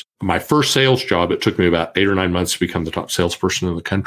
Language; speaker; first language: English; native; English